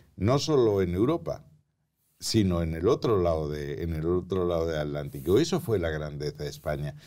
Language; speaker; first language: Spanish; native; Spanish